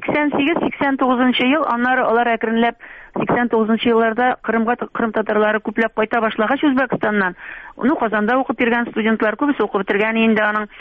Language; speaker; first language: Tatar; native; Tatar